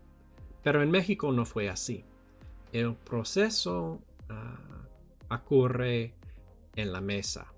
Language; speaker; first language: Spanish; non-native, learner; English